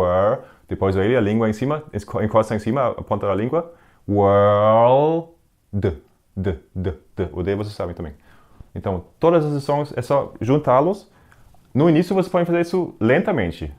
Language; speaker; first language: Portuguese; non-native, fluent; Danish